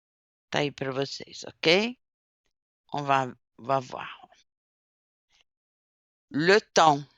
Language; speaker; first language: Portuguese; non-native, fluent; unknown